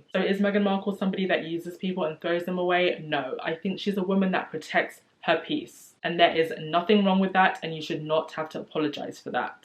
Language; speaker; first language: English; native; English